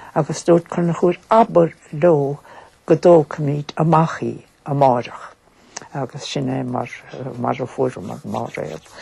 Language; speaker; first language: Irish; native; Irish